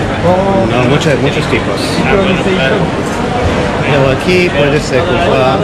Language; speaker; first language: Spanish; non-native, learner; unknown